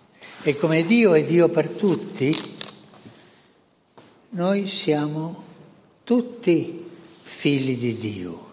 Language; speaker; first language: Italian; non-native, fluent; Spanish